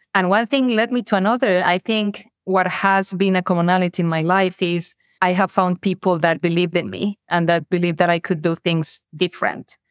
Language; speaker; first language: English; non-native, fluent; Spanish